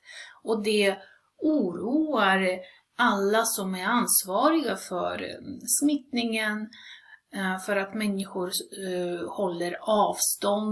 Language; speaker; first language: Swedish; non-native, fluent; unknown